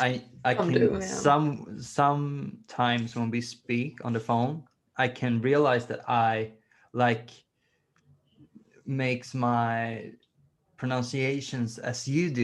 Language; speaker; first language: English; non-native, fluent; Swedish